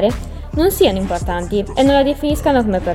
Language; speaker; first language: Italian; native; Italian